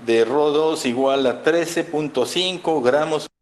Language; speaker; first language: Spanish; native; Spanish